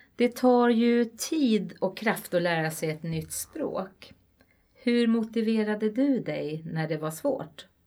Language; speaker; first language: Swedish; native; Swedish